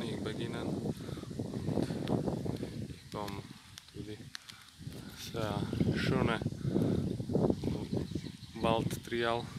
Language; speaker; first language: German; non-native, learner; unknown